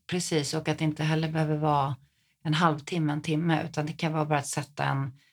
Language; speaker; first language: Swedish; native; Swedish